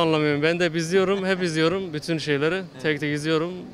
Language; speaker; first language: Turkish; early bilingual, other home language; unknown